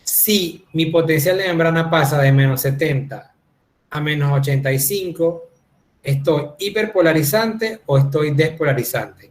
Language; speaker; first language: Spanish; native; Spanish